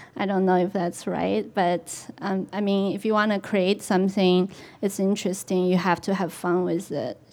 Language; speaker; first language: English; non-native, fluent; Chinese